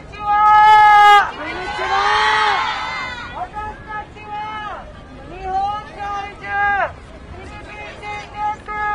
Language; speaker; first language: Japanese; non-native, fluent; Filipino